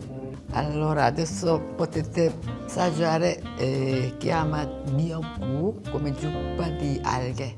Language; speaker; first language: Italian; non-native, fluent; Korean